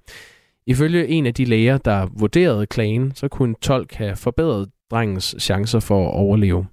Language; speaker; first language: Danish; native; Danish